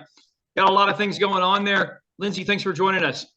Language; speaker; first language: English; native; English